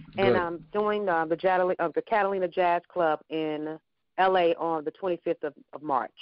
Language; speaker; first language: English; native; English